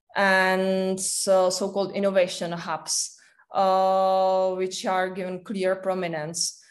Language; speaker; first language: English; non-native, fluent; Czech